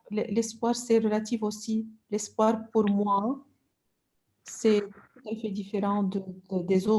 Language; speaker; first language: French; non-native, local second language; Arabic